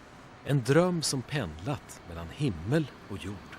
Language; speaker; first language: Swedish; native; Swedish